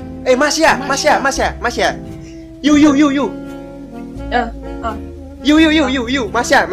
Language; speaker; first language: English; non-native, learner; Indonesian